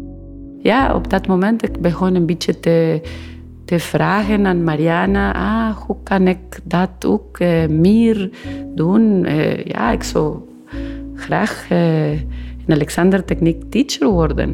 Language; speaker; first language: Dutch; non-native, learner; Spanish